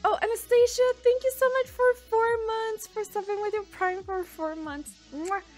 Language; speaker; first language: English; non-native, fluent; Swedish